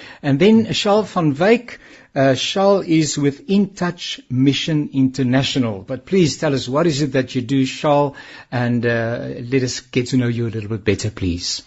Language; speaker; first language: English; non-native, local second language; Afrikaans